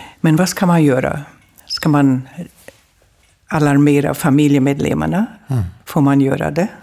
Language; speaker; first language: Swedish; non-native, fluent; German